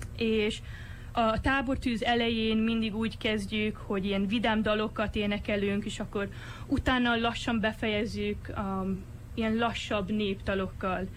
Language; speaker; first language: Hungarian; early bilingual, heritage; Hungarian